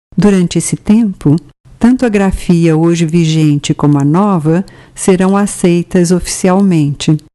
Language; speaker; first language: Portuguese; native; Portuguese